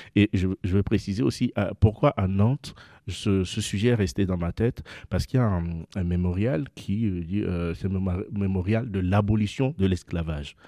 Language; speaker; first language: French; non-native, local second language; Ewe